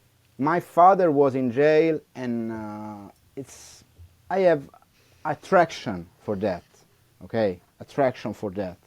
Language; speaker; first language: English; non-native, learner; Italian